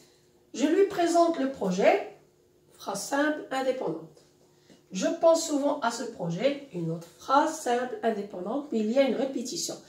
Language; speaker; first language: French; non-native, local second language; Arabic